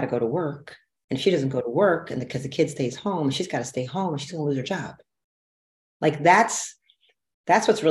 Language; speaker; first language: English; native; English